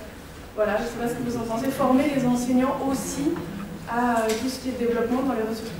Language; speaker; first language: French; native; French